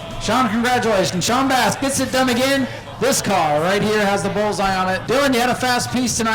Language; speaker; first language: English; native; English